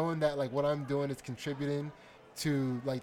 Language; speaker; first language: English; native; English